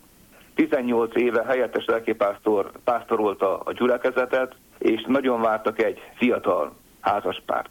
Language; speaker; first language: Hungarian; native; Hungarian